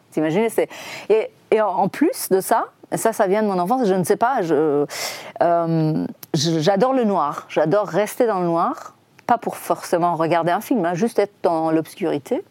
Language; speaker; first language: French; non-native, fluent; Persian